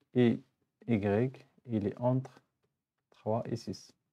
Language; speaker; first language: French; non-native, local second language; Arabic